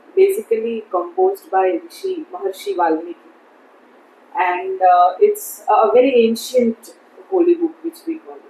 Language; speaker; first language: English; non-native, local second language; Gujarati